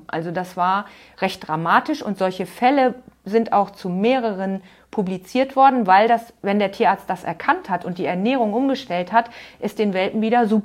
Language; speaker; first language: German; native; German